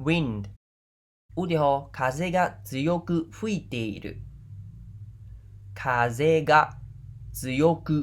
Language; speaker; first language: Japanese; non-native, fluent; Khmer